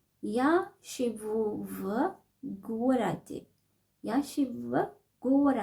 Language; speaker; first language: Russian; non-native, fluent; Sinhala